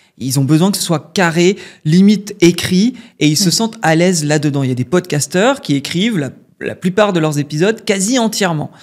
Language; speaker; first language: French; native; French